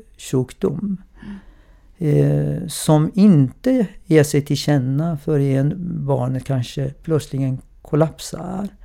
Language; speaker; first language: Swedish; non-native, fluent; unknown